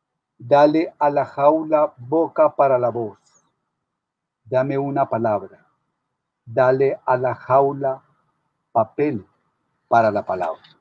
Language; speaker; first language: Spanish; native; Spanish